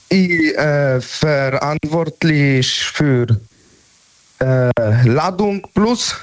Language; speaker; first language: German; non-native, learner; Polish